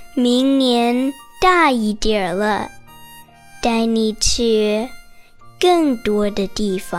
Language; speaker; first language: Chinese; early bilingual, other home language; English